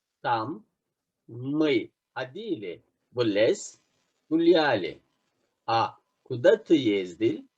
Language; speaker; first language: Russian; non-native, fluent; Turkish